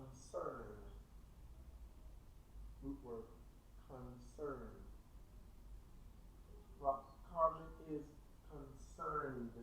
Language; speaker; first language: English; non-native, fluent; Thai